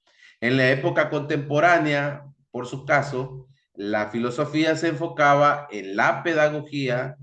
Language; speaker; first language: Spanish; native; Spanish